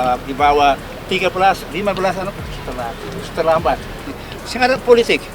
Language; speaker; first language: Indonesian; non-native, learner; Dutch